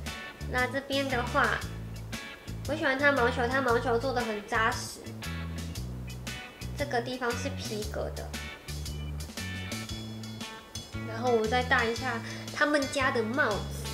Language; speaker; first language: Chinese; native; Chinese